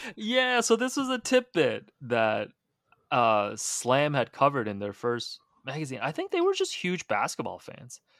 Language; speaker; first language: English; early bilingual, other home language; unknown